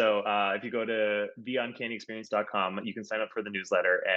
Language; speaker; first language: English; native; English